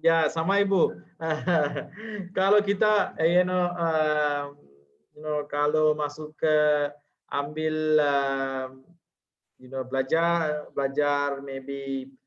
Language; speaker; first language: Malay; non-native, learner; Sinhala